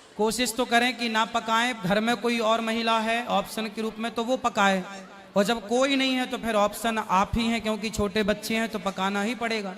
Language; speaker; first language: Hindi; native; Hindi